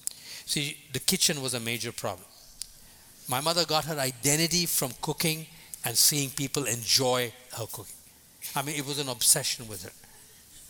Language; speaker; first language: English; non-native, local second language; Tamil